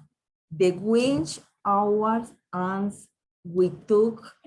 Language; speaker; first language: English; non-native, learner; Spanish